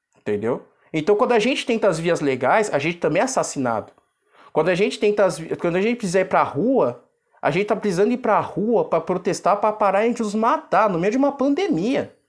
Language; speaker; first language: Portuguese; native; Portuguese